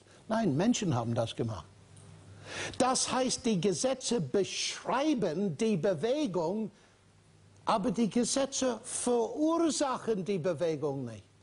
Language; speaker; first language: German; non-native, fluent; English